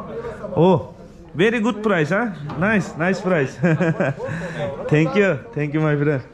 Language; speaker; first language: English; non-native, learner; Turkish